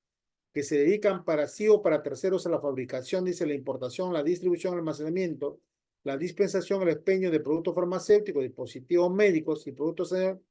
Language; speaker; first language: Spanish; native; Spanish